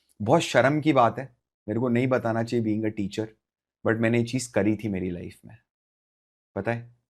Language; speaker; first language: Hindi; native; Hindi